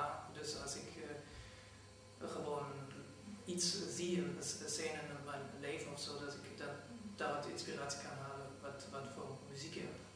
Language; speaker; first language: Dutch; non-native, fluent; German